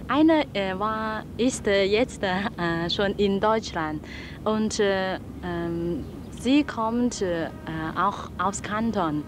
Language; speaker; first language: German; non-native, learner; Chinese